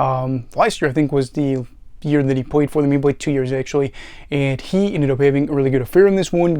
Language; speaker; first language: English; native; English